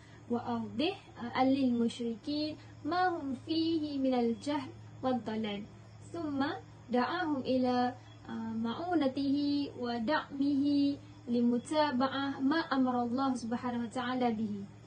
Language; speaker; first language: Arabic; non-native, learner; Malay